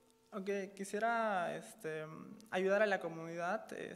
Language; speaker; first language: Spanish; native; Spanish